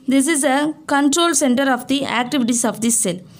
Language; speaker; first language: English; non-native, local second language; Tamil